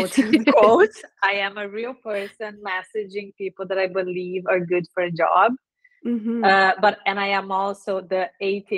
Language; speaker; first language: English; non-native, fluent; Portuguese